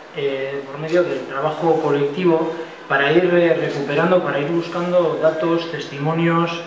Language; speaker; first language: Spanish; non-native, local second language; Basque